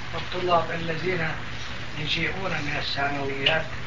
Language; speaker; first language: Arabic; non-native, fluent; Turkish